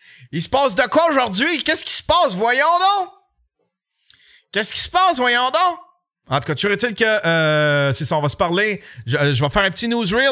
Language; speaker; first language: French; native; French